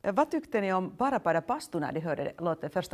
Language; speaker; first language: Swedish; non-native, local second language; Finnish